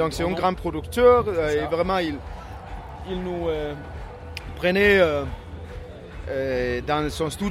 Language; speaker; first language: French; non-native, learner; Danish